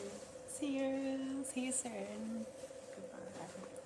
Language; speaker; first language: English; non-native, learner; Japanese